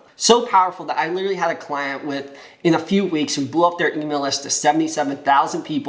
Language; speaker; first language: English; native; English